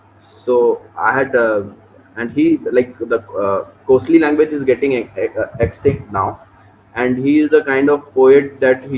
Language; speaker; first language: English; non-native, local second language; Hindi